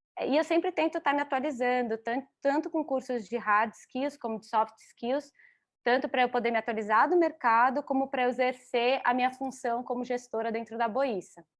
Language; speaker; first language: Portuguese; native; Portuguese